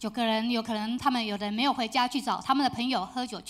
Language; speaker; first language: Chinese; native; Chinese